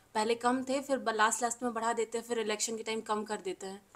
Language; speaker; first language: Hindi; native; Hindi